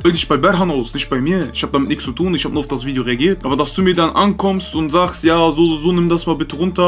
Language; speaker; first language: German; early bilingual, other home language; Turkish